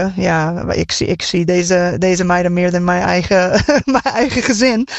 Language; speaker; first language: Dutch; non-native, fluent; English